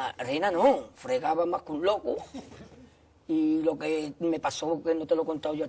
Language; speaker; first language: Spanish; native; Spanish